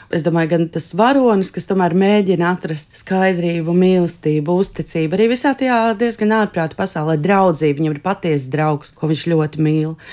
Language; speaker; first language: Latvian; native; Latvian